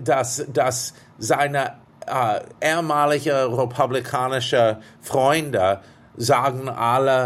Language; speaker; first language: German; non-native, fluent; English